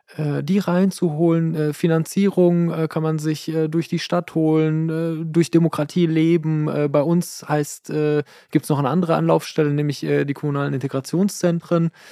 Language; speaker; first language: German; early bilingual, other home language; Persian